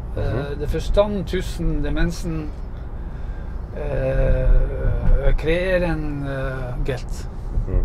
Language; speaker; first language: Dutch; non-native, fluent; Norwegian